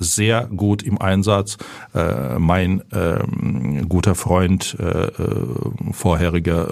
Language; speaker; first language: German; non-native, fluent; Ukrainian